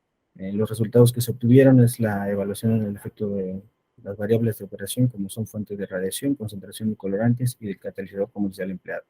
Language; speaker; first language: Spanish; native; Spanish